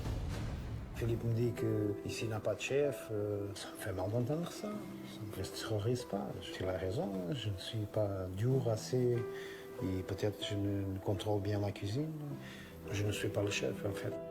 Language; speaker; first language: French; non-native, fluent; Portuguese